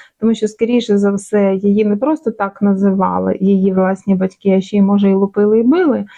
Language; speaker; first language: Ukrainian; non-native, local second language; Russian